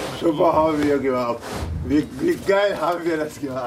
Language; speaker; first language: German; non-native, learner; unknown